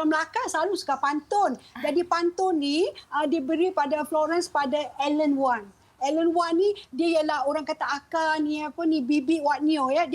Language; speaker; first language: Malay; non-native, local second language; Chinese